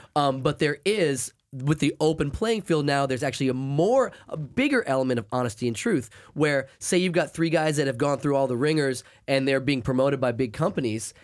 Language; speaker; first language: English; native; English